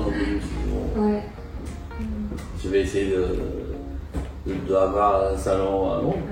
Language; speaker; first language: French; non-native, fluent; Japanese